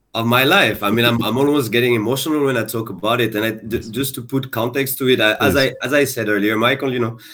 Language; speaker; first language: English; non-native, fluent; French